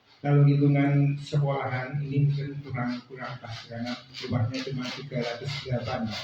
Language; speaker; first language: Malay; non-native, local second language; Javanese